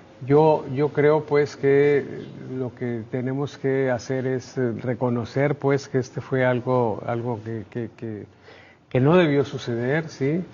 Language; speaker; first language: Spanish; native; Spanish